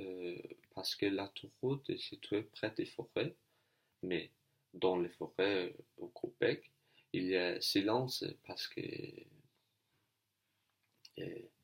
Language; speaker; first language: French; non-native, learner; Danish